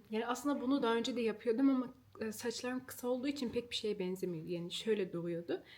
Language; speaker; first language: Turkish; early bilingual, heritage; Turkish